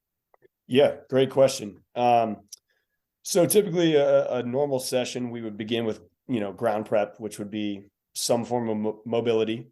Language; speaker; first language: English; native; English